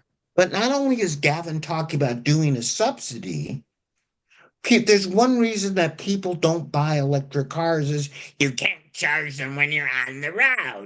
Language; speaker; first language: English; native; English